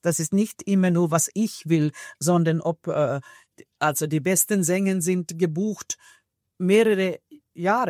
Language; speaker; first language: German; non-native, fluent; Finnish